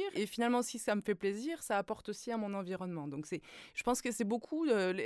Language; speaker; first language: French; native; French